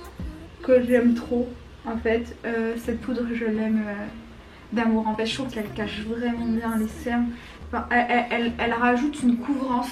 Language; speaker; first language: French; native; French